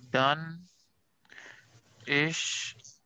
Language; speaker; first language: German; non-native, learner; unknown